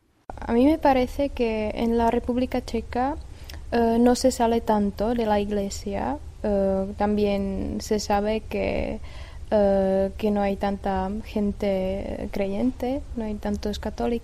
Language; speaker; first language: Spanish; non-native, fluent; Czech